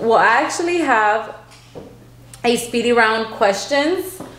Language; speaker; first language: English; early bilingual, other home language; Spanish